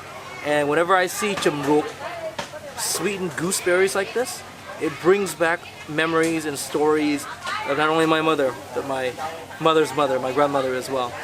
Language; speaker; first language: English; early bilingual, other home language; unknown